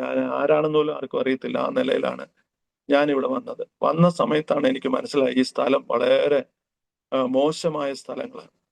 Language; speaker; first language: Malayalam; early bilingual, heritage; Malayalam